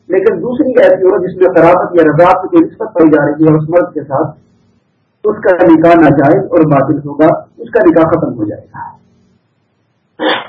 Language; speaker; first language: Urdu; native; Urdu